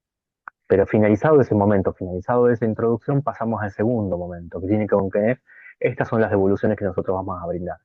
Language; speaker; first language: Spanish; native; Spanish